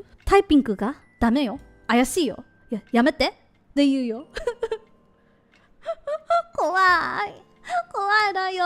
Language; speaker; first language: Japanese; non-native, learner; English